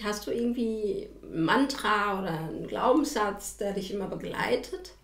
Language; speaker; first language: German; native; German